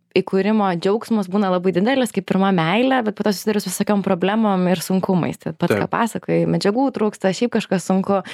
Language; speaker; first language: Lithuanian; native; Lithuanian